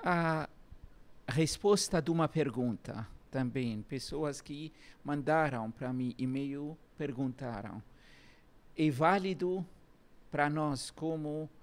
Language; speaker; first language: Portuguese; non-native, learner; Arabic